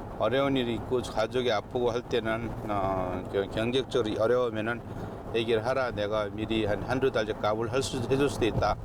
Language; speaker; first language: Korean; non-native, fluent; Nepali